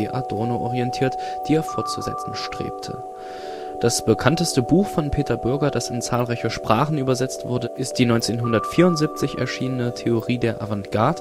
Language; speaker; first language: German; native; German